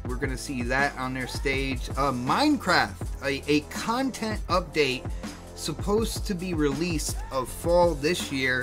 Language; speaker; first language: English; native; English